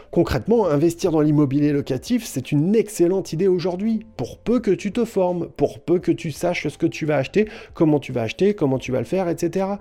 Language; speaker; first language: French; native; French